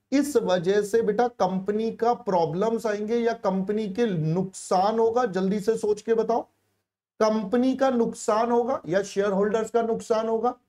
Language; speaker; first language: Hindi; native; Hindi